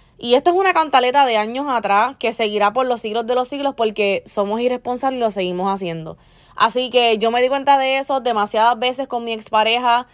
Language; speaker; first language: Spanish; early bilingual, heritage; Spanish